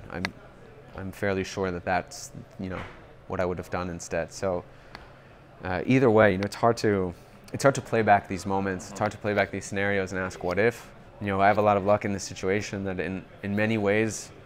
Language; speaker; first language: English; native; English